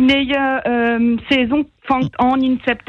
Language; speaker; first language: German; non-native, local second language; French